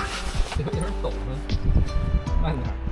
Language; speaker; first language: Chinese; native; Chinese